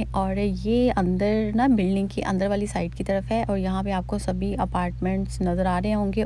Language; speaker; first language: Hindi; non-native, local second language; Punjabi